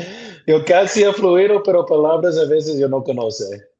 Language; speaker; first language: Spanish; non-native, learner; English